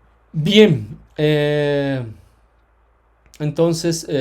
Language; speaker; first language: Spanish; native; Spanish